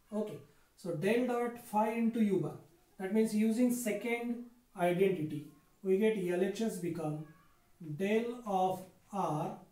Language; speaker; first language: English; non-native, local second language; Marathi